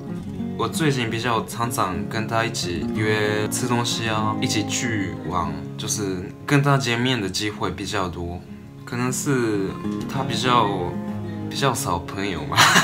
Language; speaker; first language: Chinese; non-native, learner; Japanese